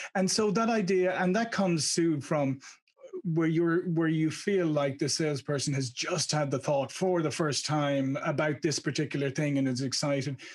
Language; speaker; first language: English; native; English